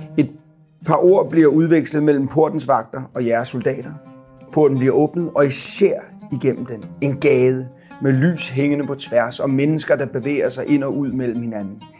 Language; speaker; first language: Danish; native; Danish